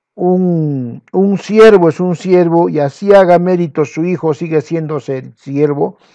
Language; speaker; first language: Spanish; non-native, local second language; Quechua